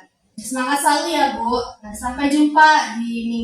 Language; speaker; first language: Indonesian; native; Indonesian